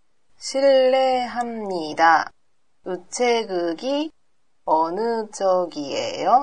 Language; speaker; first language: Korean; non-native, learner; Japanese